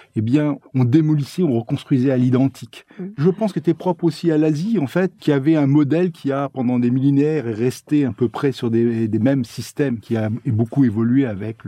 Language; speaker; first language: French; native; French